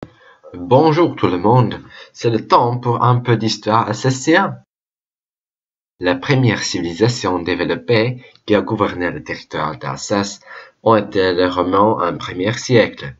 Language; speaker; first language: French; non-native, learner; Czech